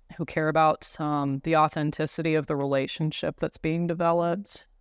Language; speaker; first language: English; native; English